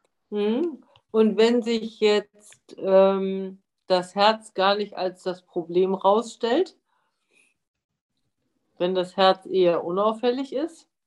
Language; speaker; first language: German; native; German